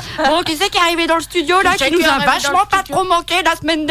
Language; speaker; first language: French; native; French